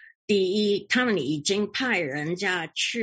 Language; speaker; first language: Chinese; early bilingual, heritage; English